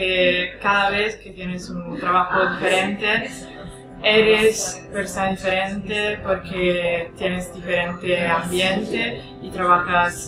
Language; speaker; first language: Spanish; non-native, fluent; Italian